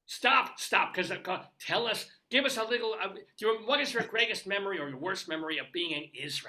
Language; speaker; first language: English; native; English